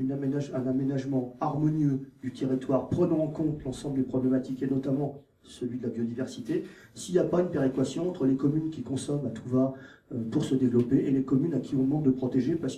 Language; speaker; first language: French; native; French